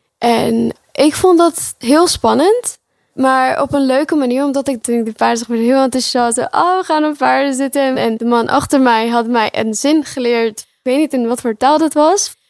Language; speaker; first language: Dutch; early bilingual, other home language; Pashto